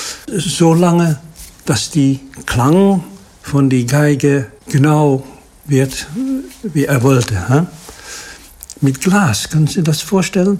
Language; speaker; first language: German; non-native, fluent; Dutch